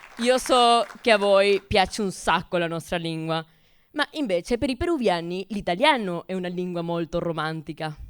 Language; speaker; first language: Italian; non-native, fluent; Spanish